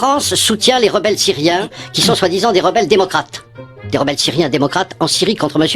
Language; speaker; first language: French; native; French